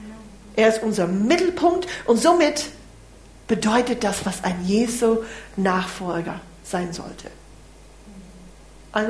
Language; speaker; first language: German; non-native, fluent; English